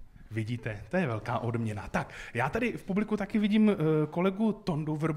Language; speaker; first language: Czech; native; Czech